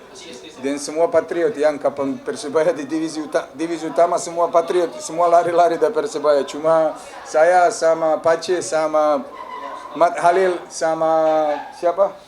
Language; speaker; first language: Indonesian; non-native, fluent; Serbian